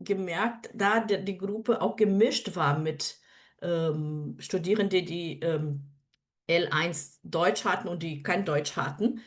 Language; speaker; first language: German; non-native, fluent; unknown